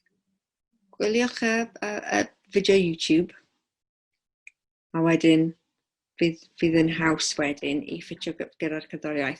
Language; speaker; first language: Welsh; non-native, local second language; English